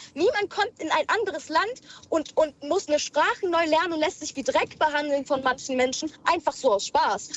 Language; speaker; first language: German; early bilingual, other home language; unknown